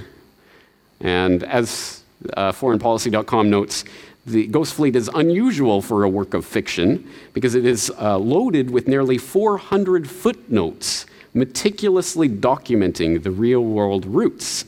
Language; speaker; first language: English; native; English